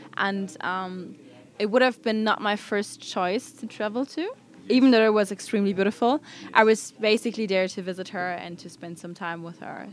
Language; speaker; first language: English; non-native, fluent; German